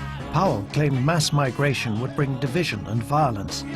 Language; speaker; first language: English; native; English